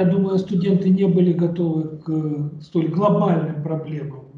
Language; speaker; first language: Russian; native; Russian